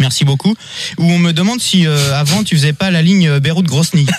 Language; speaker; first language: French; native; French